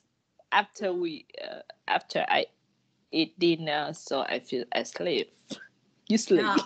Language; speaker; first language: English; non-native, learner; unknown